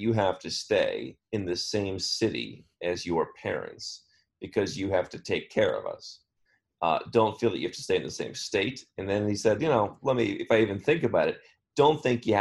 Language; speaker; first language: English; native; English